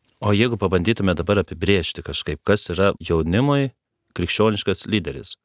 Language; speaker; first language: Lithuanian; native; Lithuanian